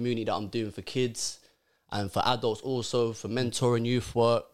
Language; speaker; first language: English; native; English